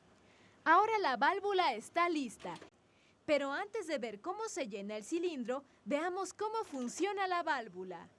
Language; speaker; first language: Spanish; native; Spanish